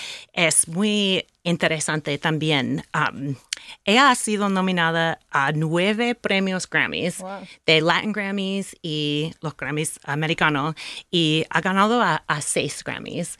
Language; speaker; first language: Spanish; non-native, learner; English